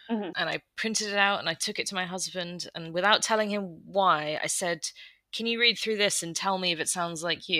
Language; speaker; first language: English; native; English